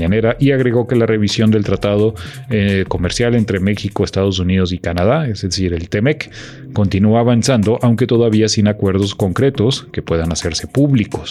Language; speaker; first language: Spanish; native; Spanish